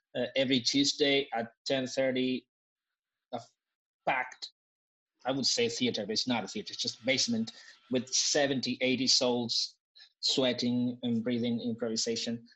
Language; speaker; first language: English; non-native, fluent; Spanish